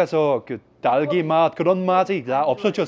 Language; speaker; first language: Korean; non-native, fluent; Dutch